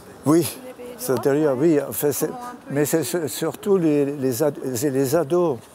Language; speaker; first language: French; non-native, fluent; German